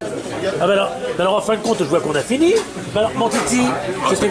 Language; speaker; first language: French; native; French